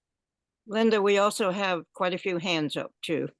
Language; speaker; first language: English; native; English